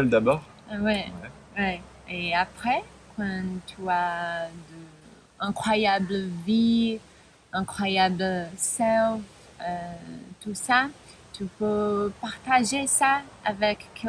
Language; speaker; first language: French; non-native, learner; Spanish